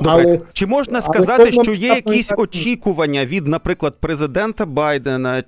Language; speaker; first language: Ukrainian; native; Ukrainian